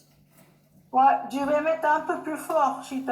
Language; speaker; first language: French; non-native, learner; Japanese